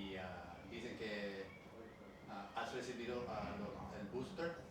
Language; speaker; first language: Spanish; early bilingual, heritage; English